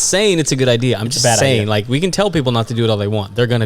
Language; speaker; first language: English; native; English